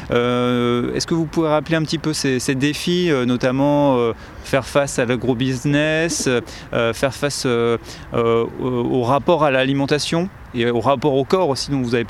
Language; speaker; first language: French; native; French